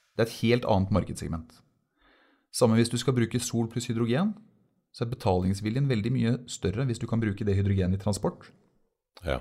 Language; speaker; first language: Norwegian; native; Norwegian